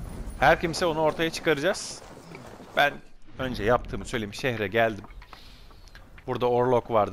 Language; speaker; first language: Turkish; native; Turkish